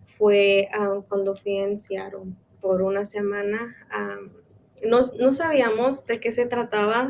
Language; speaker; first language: Spanish; non-native, local second language; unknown